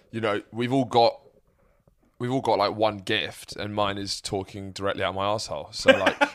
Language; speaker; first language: English; native; English